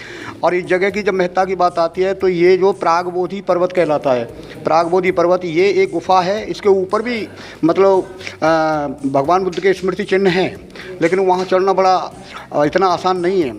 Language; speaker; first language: Hindi; native; Hindi